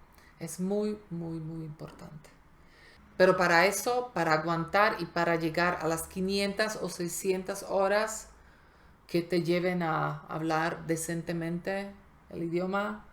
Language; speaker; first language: Spanish; non-native, fluent; Slovak